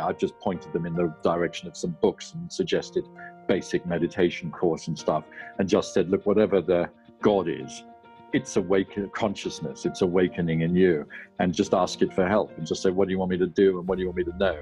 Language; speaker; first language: English; native; English